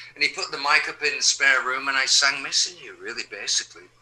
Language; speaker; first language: English; native; English